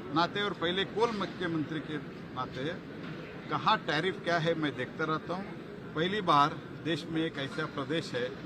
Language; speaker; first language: Hindi; non-native, local second language; Kannada